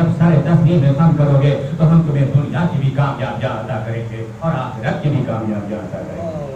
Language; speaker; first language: Urdu; native; Urdu